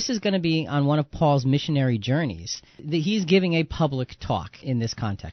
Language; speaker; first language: English; native; English